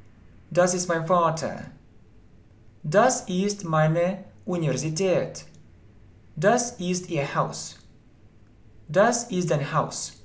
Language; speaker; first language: German; non-native, fluent; Russian